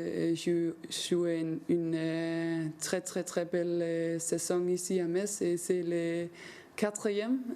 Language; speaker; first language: French; non-native, learner; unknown